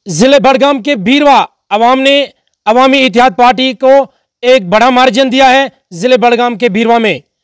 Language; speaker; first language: Hindi; non-native, local second language; Kashmiri